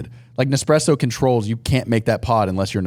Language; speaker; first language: English; native; English